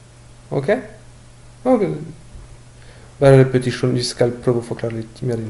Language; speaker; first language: Norwegian; non-native, learner; French